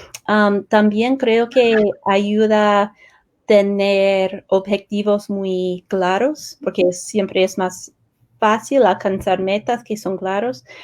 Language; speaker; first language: Spanish; non-native, fluent; English